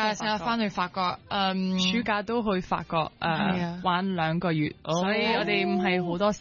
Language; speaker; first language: Cantonese; non-native, local second language; French